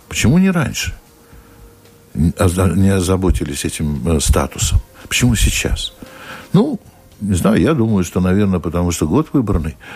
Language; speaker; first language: Russian; native; Russian